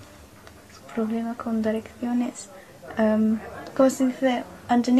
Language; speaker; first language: Spanish; non-native, learner; English